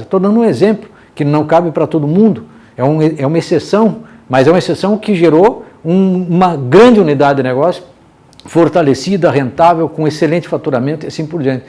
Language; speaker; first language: Portuguese; native; Portuguese